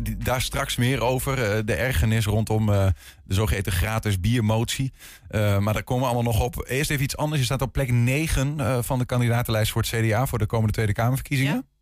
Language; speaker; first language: Dutch; native; Dutch